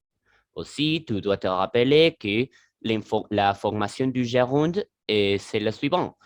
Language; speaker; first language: French; non-native, learner; Spanish